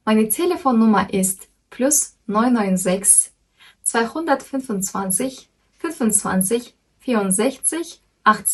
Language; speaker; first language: German; non-native, fluent; Kyrgyz